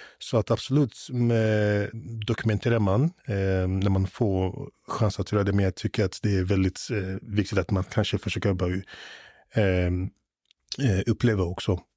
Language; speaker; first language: Swedish; non-native, fluent; English